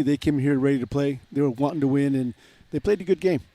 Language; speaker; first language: English; native; English